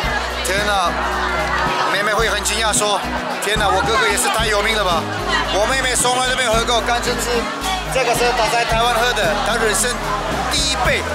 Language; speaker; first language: Chinese; non-native, fluent; Turkish